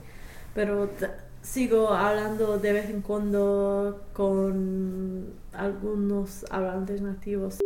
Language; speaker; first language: Spanish; non-native, fluent; English